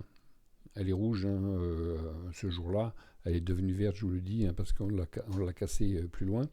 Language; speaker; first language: French; native; French